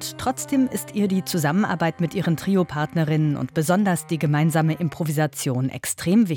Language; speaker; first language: German; native; German